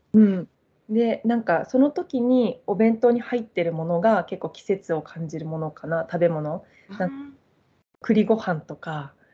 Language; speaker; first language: Japanese; native; Japanese